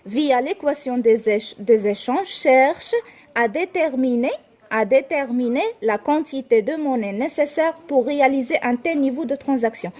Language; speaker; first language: French; non-native, local second language; Arabic